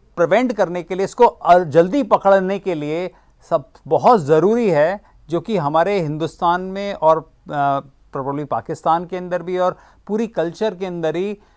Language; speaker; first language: Hindi; native; Hindi